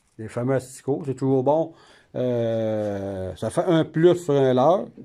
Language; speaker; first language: French; native; French